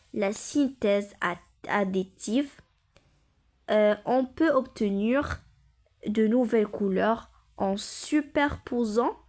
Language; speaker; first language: French; non-native, local second language; Arabic